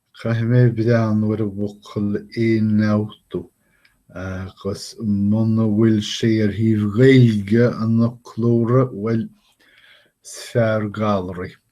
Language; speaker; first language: Irish; non-native, fluent; English